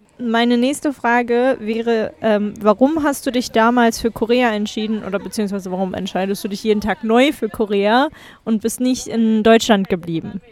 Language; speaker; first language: German; native; German